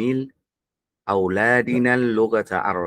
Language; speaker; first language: Arabic; non-native, learner; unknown